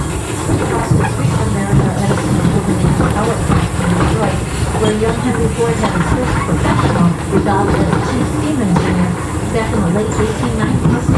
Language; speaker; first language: English; native; English